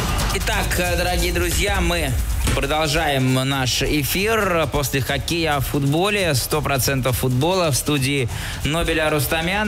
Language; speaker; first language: Russian; native; Russian